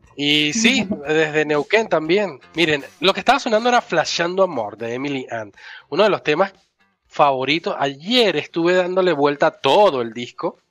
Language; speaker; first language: Spanish; native; Spanish